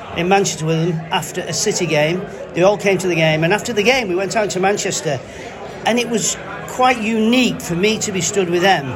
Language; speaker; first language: English; native; English